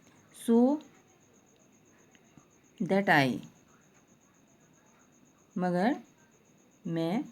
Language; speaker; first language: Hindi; native; Hindi